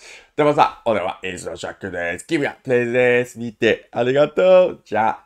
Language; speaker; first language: Japanese; non-native, learner; English